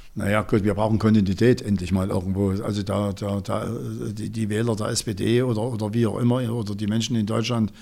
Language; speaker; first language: German; native; German